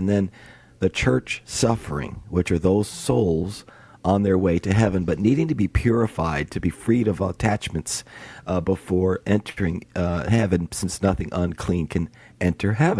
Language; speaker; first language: English; native; English